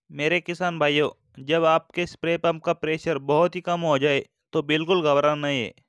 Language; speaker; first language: Hindi; non-native, local second language; Marathi